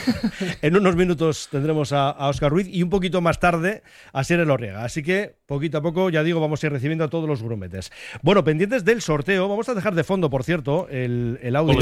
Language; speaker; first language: Spanish; native; Spanish